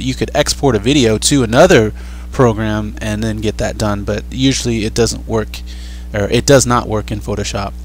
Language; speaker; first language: English; native; English